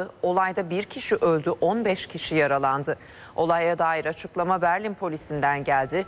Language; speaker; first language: Turkish; native; Turkish